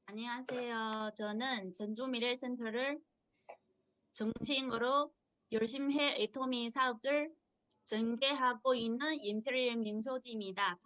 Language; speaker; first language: Korean; non-native, learner; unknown